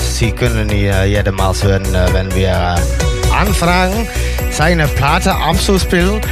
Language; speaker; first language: German; non-native, learner; Dutch